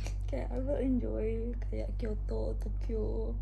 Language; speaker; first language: English; non-native, local second language; Indonesian